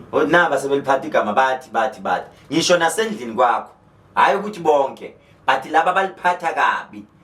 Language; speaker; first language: Zulu; native; Zulu